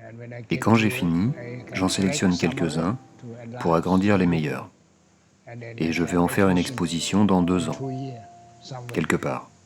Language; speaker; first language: French; non-native, learner; Thai